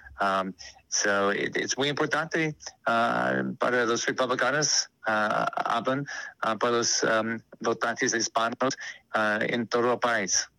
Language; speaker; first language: Spanish; non-native, learner; English